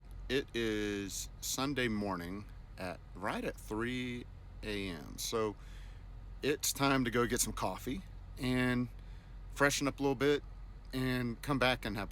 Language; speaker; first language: English; native; English